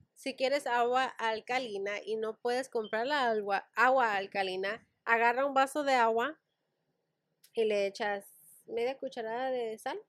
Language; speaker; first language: Spanish; early bilingual, heritage; Spanish